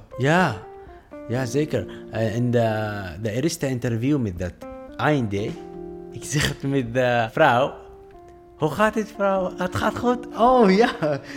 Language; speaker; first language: Dutch; non-native, learner; Arabic